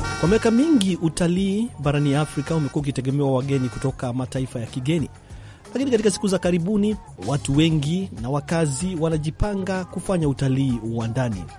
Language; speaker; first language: Swahili; non-native, local second language; Kikuyu